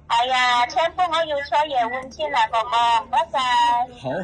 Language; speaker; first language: Cantonese; non-native, learner; Indonesian